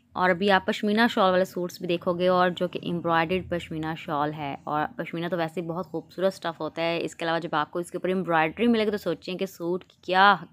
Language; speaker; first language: Hindi; native; Hindi